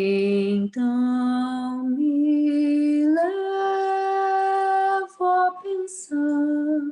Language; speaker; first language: Portuguese; native; Portuguese